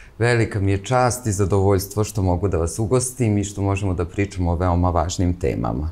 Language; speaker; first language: Serbian; native; Serbian